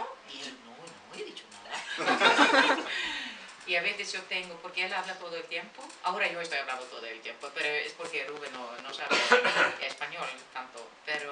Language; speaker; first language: Spanish; non-native, fluent; Swedish